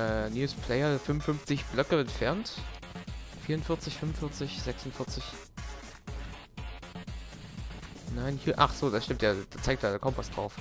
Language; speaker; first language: German; native; German